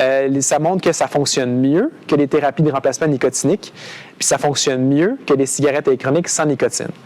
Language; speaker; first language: French; native; French